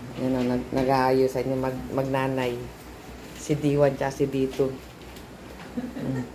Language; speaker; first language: Filipino; native; Filipino